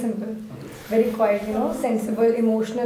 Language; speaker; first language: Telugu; non-native, learner; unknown